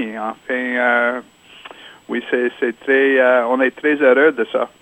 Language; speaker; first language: French; non-native, local second language; English